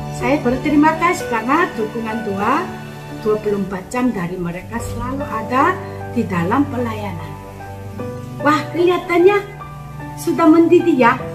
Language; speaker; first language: Indonesian; non-native, fluent; Korean